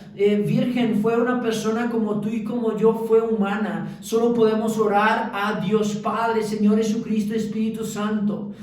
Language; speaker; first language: Spanish; early bilingual, other home language; Romanian